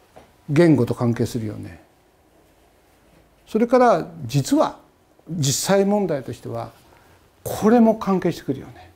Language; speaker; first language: Japanese; native; Japanese